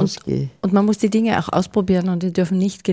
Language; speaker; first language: German; native; German